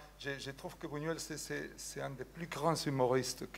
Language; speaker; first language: French; non-native, fluent; Spanish